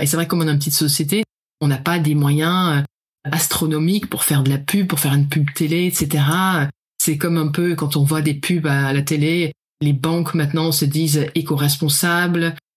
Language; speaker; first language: French; non-native, fluent; Dutch